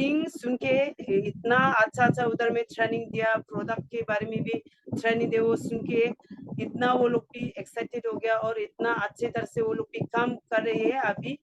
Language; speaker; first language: Hindi; non-native, local second language; Garo